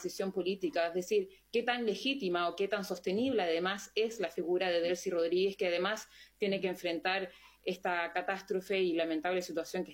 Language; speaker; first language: Spanish; native; Spanish